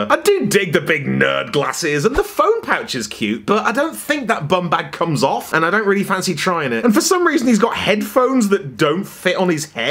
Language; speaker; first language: English; native; English